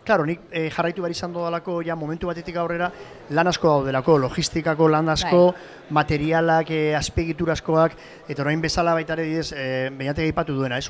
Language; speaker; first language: Basque; native; Basque